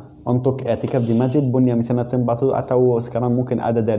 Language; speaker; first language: Indonesian; non-native, learner; Arabic